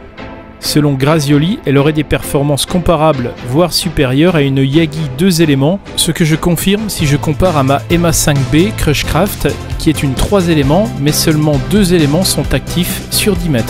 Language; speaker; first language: French; native; French